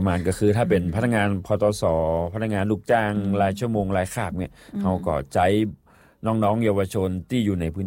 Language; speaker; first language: Thai; non-native, local second language; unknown